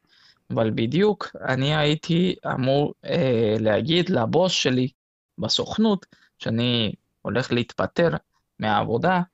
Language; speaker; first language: Hebrew; non-native, fluent; Spanish